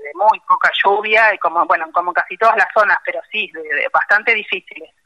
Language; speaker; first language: Spanish; native; Spanish